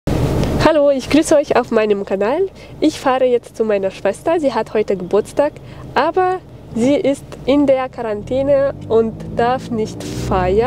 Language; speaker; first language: German; early bilingual, other home language; Russian